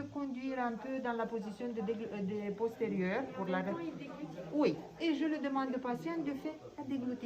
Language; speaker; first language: French; non-native, fluent; Romanian